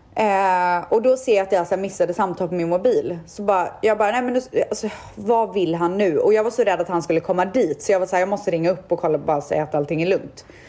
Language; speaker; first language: Swedish; native; Swedish